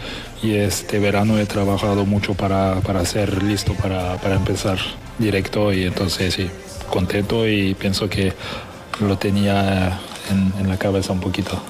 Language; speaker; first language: Spanish; non-native, fluent; French